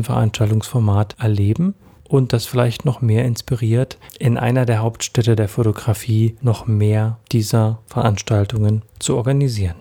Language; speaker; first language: German; native; German